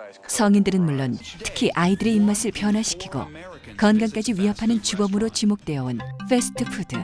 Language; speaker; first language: Korean; native; Korean